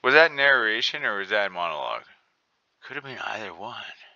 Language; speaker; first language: English; native; English